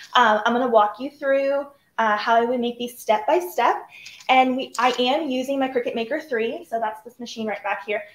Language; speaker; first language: English; native; English